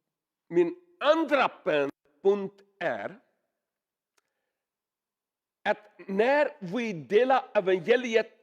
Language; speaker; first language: Swedish; non-native, learner; Urdu